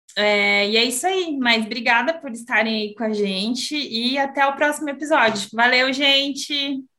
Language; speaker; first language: Portuguese; native; Portuguese